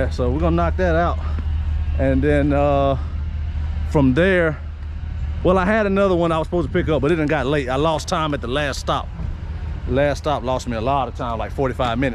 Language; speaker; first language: English; native; English